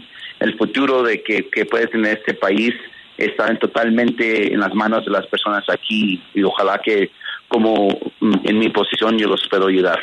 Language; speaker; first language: Spanish; early bilingual, heritage; Spanish